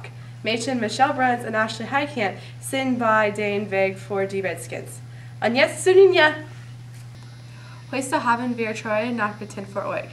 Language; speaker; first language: German; non-native, learner; English